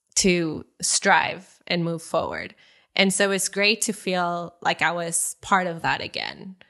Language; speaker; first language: English; early bilingual, other home language; Spanish